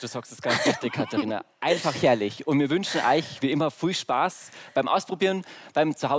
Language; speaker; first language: German; native; German